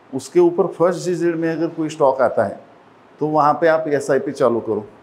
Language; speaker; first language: Hindi; non-native, local second language; Marathi